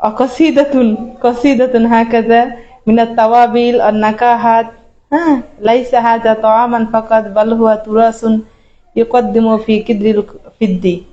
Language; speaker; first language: Arabic; non-native, learner; Bangla